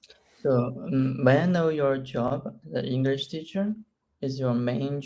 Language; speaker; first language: English; non-native, learner; Chinese